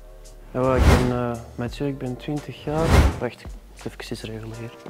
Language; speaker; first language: Dutch; native; Dutch